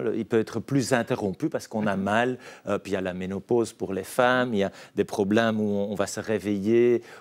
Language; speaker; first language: French; native; French